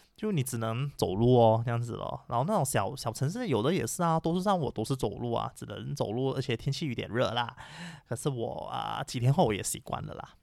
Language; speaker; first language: Chinese; native; Chinese